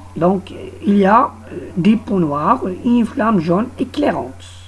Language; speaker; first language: French; non-native, local second language; Arabic